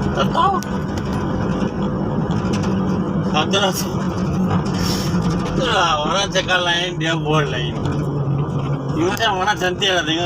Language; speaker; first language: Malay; non-native, learner; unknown